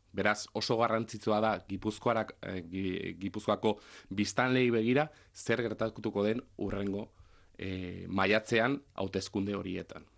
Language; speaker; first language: Basque; native; Basque